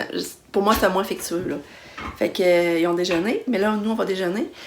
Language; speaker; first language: French; native; French